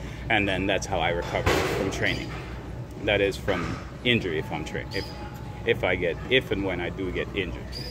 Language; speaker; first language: English; native; English